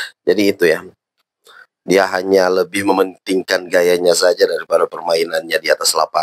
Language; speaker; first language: Indonesian; native; Indonesian